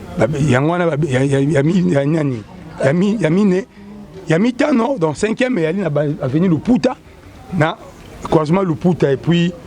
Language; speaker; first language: Lingala; native; Lingala